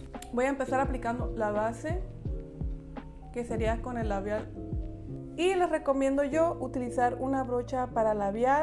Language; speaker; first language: Spanish; native; Spanish